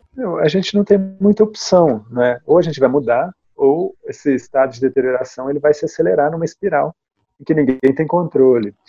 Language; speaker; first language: Portuguese; native; Portuguese